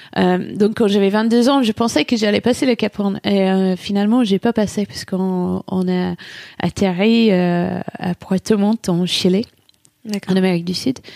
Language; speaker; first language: French; non-native, fluent; English